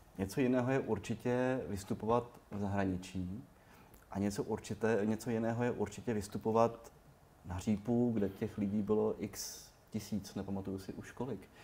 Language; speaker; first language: Czech; native; Czech